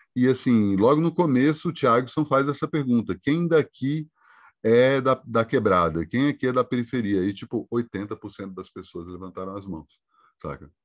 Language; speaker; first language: Portuguese; native; Portuguese